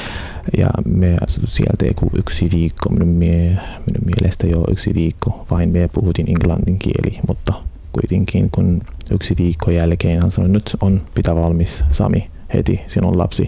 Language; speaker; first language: Finnish; non-native, learner; Arabic